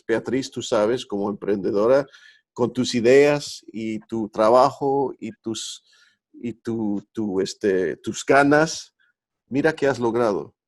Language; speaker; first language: Spanish; early bilingual, heritage; Spanish